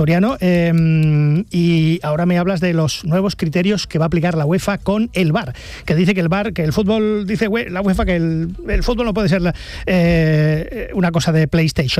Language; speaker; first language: Spanish; native; Spanish